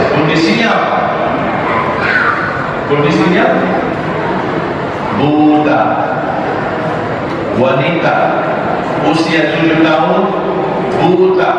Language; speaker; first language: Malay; non-native, fluent; Arabic